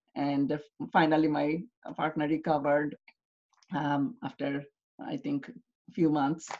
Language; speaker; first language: English; non-native, local second language; Bangla